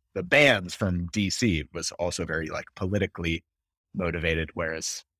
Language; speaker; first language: English; native; English